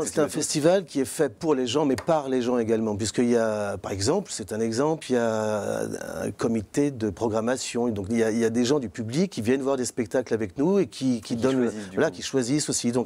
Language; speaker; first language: French; native; French